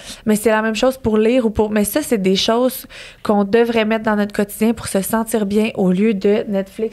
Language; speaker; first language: French; native; French